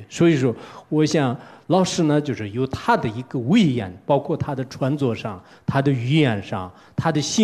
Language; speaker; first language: Chinese; non-native, local second language; Tibetan